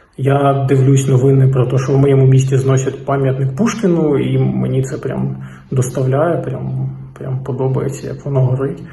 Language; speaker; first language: Ukrainian; non-native, local second language; Russian